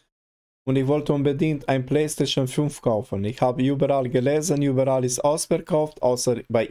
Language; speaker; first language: German; non-native, learner; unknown